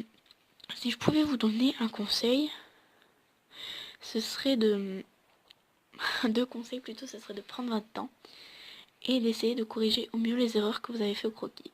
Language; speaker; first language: French; native; French